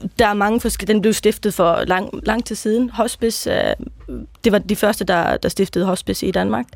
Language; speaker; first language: Danish; non-native, local second language; Faroese